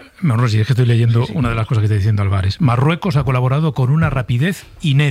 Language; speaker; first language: Spanish; native; Spanish